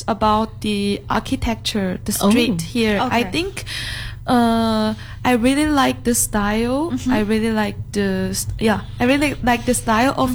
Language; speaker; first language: English; non-native, fluent; Chinese